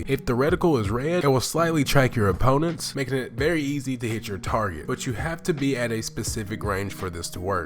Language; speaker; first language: English; native; English